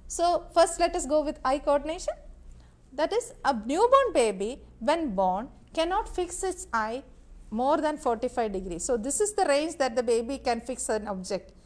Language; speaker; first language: English; non-native, local second language; Malayalam